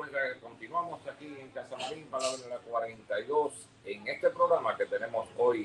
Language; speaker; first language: Spanish; native; Spanish